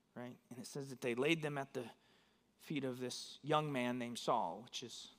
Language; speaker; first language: English; native; English